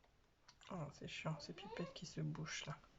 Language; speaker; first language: French; native; French